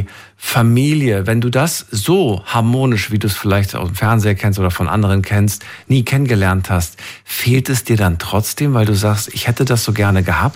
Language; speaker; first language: German; native; German